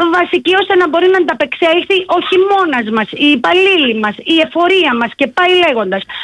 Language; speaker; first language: Greek; native; Greek